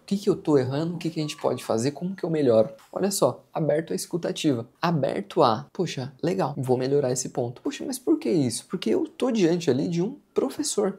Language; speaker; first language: Portuguese; native; Portuguese